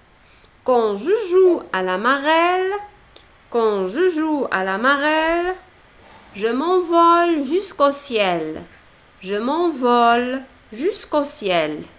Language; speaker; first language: French; non-native, local second language; Arabic